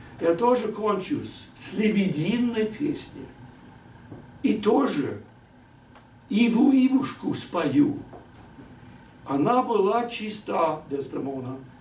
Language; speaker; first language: Russian; non-native, fluent; English